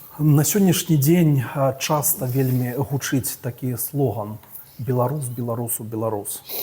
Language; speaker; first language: Belarusian; non-native, local second language; Russian